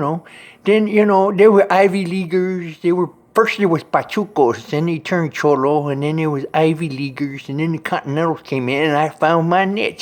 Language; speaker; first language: English; native; English